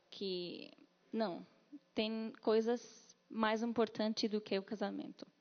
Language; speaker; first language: Portuguese; non-native, learner; Arabic